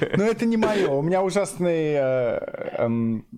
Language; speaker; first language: Russian; non-native, fluent; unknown